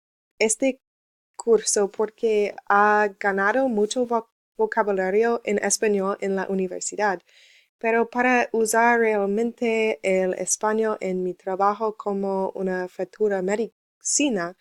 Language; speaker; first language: Spanish; non-native, learner; English